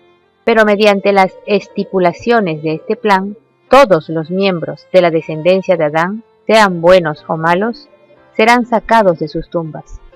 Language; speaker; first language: Spanish; native; Spanish